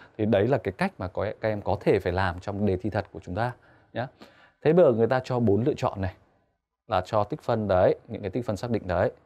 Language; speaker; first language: Vietnamese; native; Vietnamese